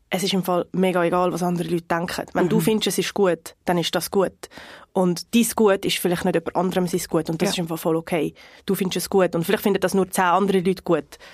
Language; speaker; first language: German; non-native, fluent; Portuguese